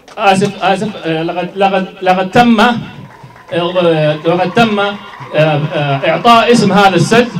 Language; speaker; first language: Arabic; non-native, local second language; Somali